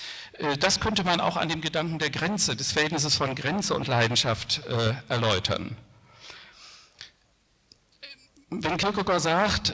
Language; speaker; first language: German; native; German